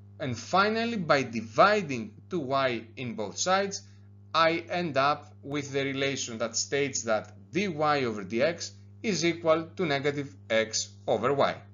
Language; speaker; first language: English; non-native, fluent; Greek